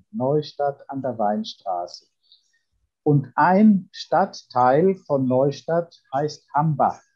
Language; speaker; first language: German; native; German